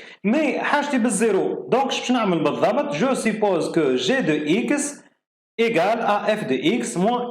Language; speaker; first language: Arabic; native; Arabic